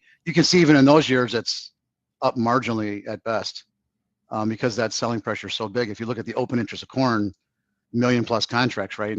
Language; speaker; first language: English; native; English